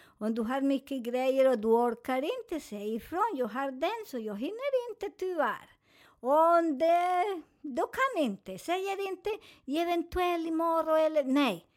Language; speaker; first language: Swedish; non-native, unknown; Spanish